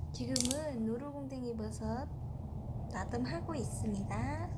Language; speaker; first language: Korean; non-native, learner; Vietnamese